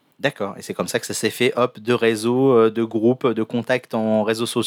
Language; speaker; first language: French; native; French